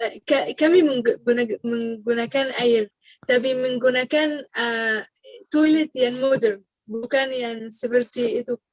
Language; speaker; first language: Indonesian; non-native, learner; Arabic